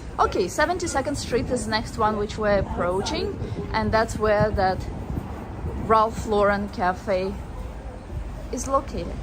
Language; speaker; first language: English; non-native, fluent; Russian